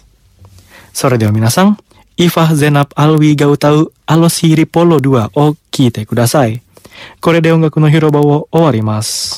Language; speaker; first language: Japanese; non-native, fluent; Indonesian